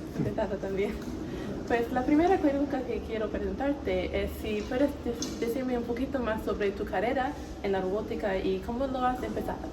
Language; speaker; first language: Spanish; non-native, learner; English